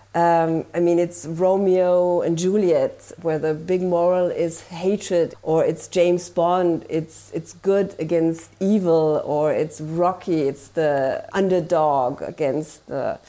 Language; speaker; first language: English; non-native, fluent; German